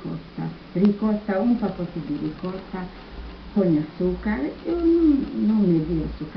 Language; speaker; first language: Portuguese; non-native, learner; German